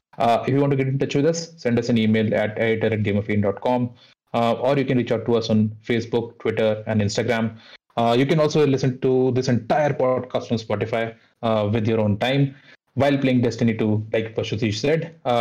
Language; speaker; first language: English; non-native, local second language; Hindi